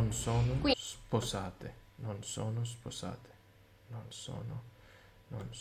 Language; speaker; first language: Italian; non-native, learner; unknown